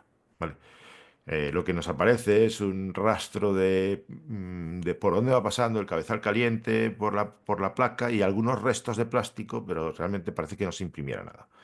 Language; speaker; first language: Spanish; native; Spanish